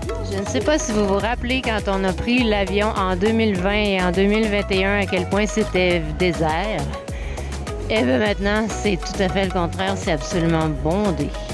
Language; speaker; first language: French; native; French